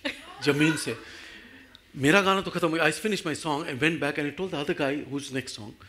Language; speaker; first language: English; non-native, local second language; Gujarati